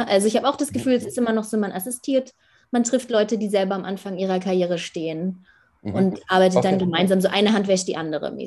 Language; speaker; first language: German; native; German